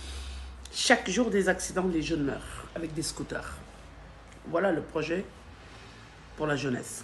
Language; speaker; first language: French; non-native, local second language; Wolof